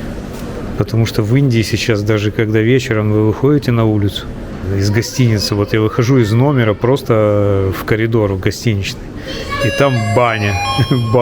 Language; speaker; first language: Russian; native; Russian